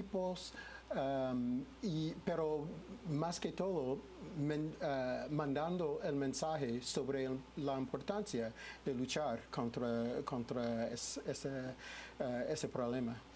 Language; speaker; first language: Spanish; non-native, fluent; English